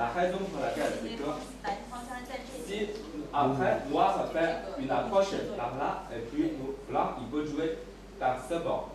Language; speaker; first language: French; non-native, fluent; Chinese